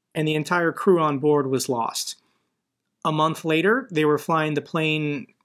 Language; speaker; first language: English; native; English